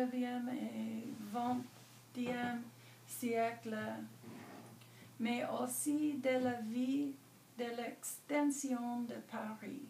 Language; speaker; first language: French; non-native, learner; English